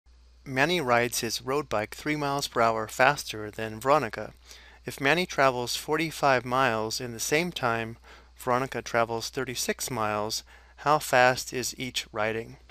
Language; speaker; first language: English; native; English